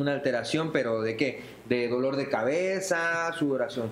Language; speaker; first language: Spanish; native; Spanish